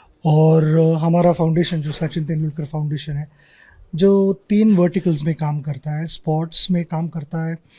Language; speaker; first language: Hindi; non-native, local second language; Marathi